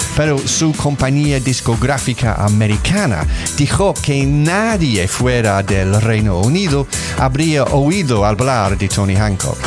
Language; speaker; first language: Spanish; non-native, learner; English